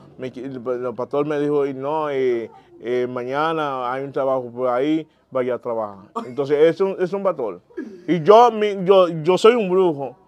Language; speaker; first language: Spanish; non-native, learner; Haitian Creole